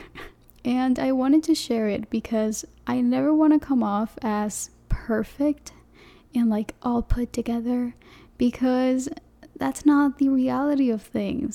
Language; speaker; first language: English; non-native, fluent; Spanish